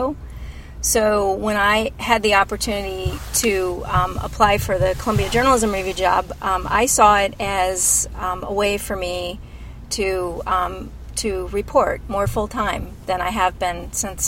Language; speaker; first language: English; native; English